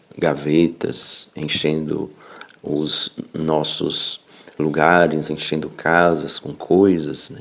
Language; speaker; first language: Portuguese; native; Portuguese